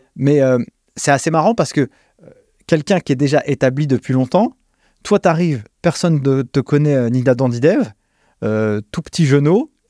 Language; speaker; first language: French; native; French